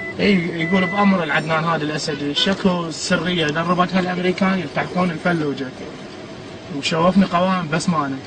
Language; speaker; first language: Arabic; native; Arabic